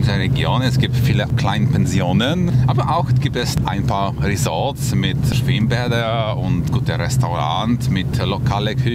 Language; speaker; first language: German; non-native, fluent; Polish